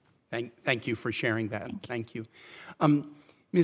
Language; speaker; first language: English; native; English